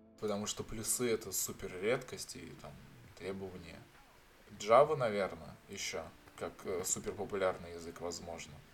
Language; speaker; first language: Russian; native; Russian